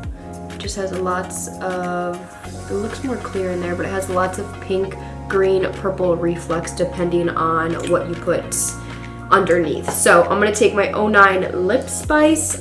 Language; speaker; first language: English; native; English